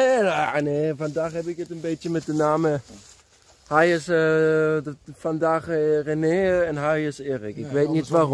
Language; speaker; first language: Dutch; non-native, learner; German